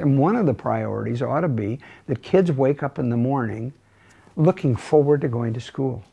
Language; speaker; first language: English; native; English